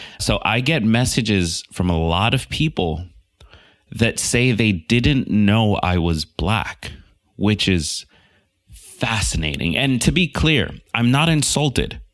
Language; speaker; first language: English; native; English